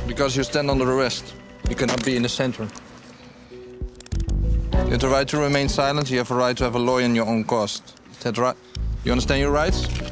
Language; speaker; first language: English; non-native, fluent; Dutch